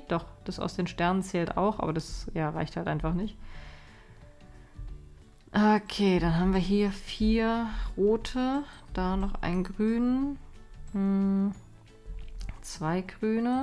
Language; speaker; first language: German; native; German